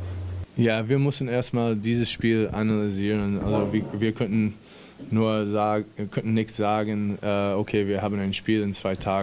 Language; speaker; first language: German; non-native, fluent; English